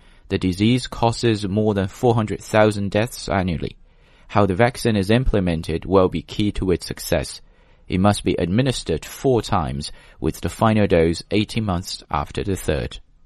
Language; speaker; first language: English; non-native, fluent; Chinese